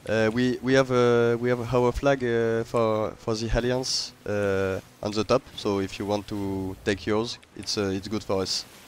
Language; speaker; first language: English; non-native, learner; French